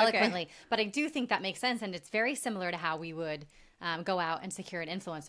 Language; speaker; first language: English; native; English